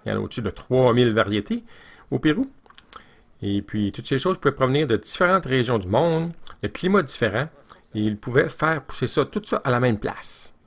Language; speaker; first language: French; native; French